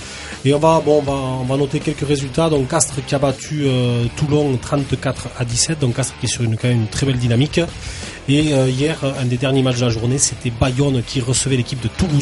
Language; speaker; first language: French; native; French